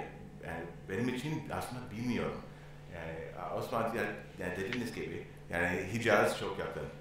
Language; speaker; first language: Turkish; non-native, learner; English